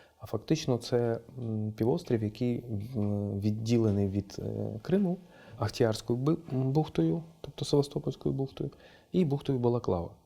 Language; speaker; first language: Ukrainian; non-native, local second language; Russian